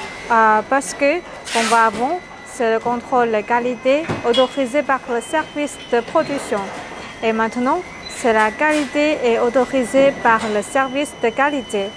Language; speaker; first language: French; non-native, learner; Chinese